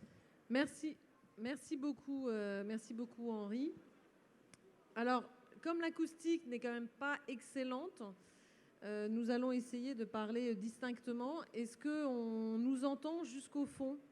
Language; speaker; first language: French; native; French